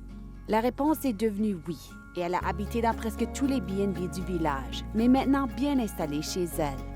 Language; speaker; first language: French; native; French